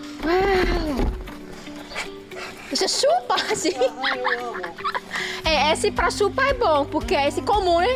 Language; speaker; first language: Portuguese; early bilingual, heritage; Indonesian